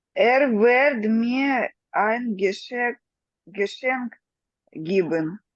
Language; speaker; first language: German; non-native, learner; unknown